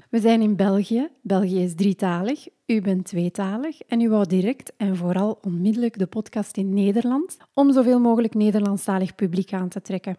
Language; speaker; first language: Dutch; non-native, local second language; French